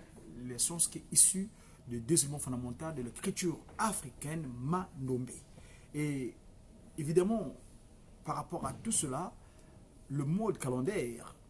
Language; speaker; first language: French; non-native, local second language; Kongo